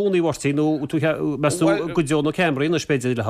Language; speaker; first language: Irish; native; Irish